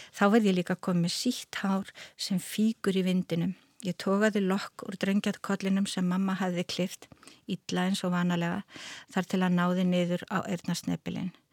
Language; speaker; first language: Icelandic; native; Icelandic